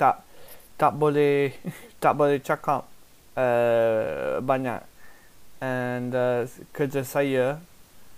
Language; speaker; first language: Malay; non-native, learner; English